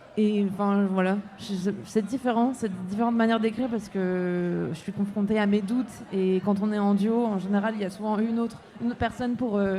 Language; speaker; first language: French; native; French